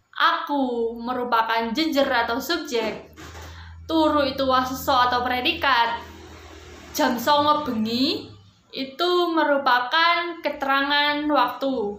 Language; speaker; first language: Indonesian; non-native, local second language; Javanese